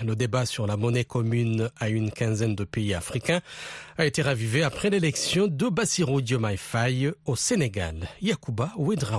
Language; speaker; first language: French; non-native, local second language; Rundi